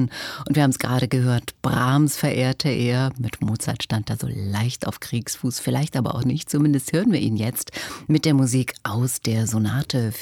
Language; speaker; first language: German; native; German